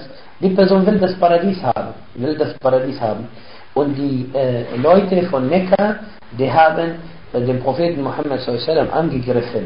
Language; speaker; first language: German; non-native, fluent; Arabic